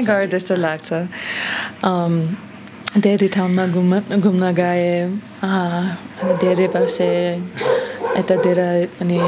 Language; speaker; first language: Nepali; non-native, learner; German